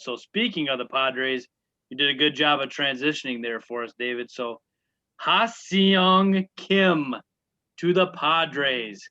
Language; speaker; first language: English; native; English